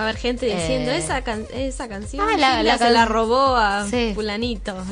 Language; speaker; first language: Spanish; native; Spanish